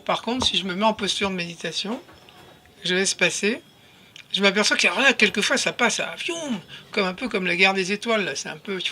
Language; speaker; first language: French; native; French